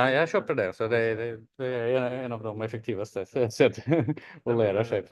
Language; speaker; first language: Swedish; non-native, fluent; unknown